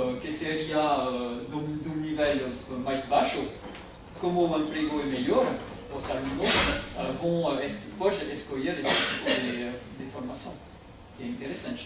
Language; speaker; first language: Portuguese; non-native, fluent; French